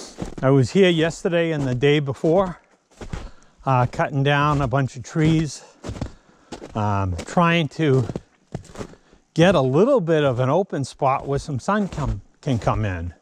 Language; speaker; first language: English; native; English